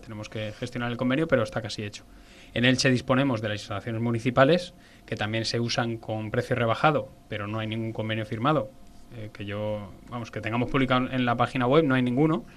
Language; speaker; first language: Spanish; native; Spanish